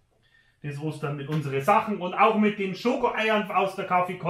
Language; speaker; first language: German; native; German